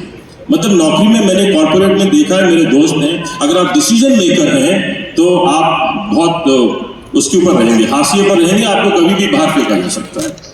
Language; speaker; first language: Hindi; native; Hindi